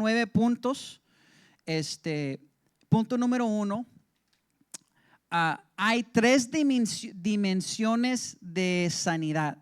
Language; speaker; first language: Spanish; early bilingual, heritage; English